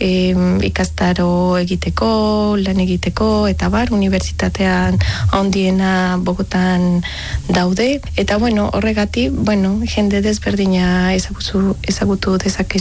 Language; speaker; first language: Basque; non-native, fluent; Spanish